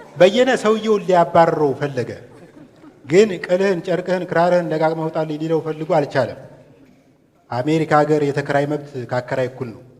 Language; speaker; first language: Amharic; native; Amharic